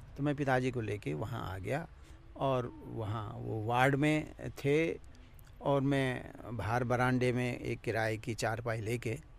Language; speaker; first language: Hindi; non-native, local second language; Garhwali